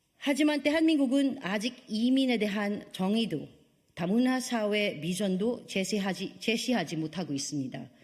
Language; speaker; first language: Korean; non-native, fluent; Filipino